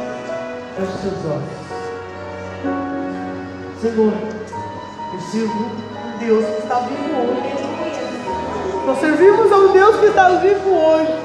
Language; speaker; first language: Portuguese; native; Portuguese